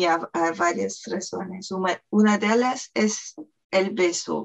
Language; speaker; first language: Spanish; non-native, fluent; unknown